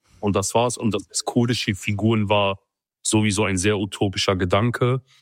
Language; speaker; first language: German; early bilingual, other home language; Kurdish